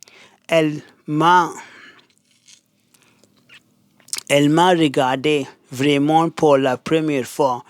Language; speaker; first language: French; non-native, learner; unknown